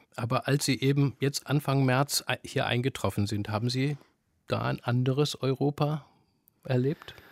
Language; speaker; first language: German; native; German